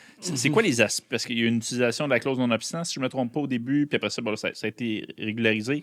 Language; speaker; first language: French; native; French